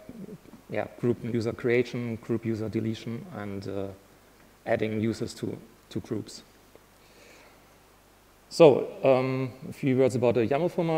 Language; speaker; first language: English; non-native, fluent; German